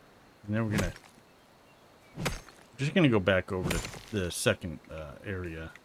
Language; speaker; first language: English; native; English